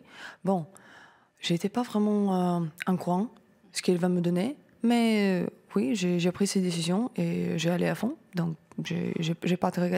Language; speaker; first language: French; non-native, learner; Russian